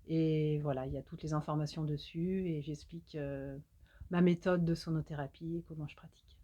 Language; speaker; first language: French; native; French